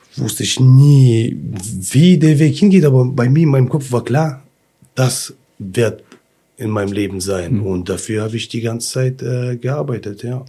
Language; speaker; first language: German; early bilingual, other home language; Russian